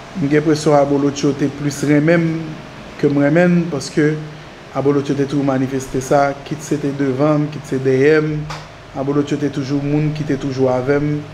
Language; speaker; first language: Haitian Creole; native; Haitian Creole